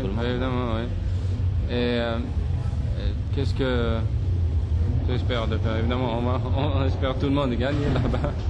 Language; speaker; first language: French; non-native, fluent; Swedish